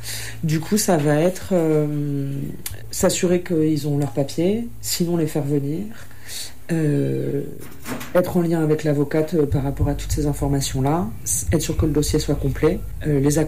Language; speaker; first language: French; native; French